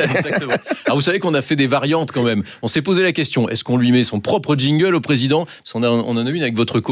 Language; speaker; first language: French; native; French